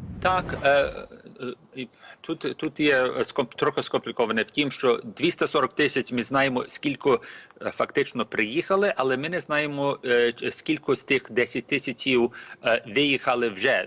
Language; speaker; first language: Ukrainian; early bilingual, heritage; Ukrainian